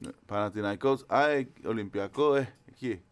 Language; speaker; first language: Greek; non-native, fluent; Spanish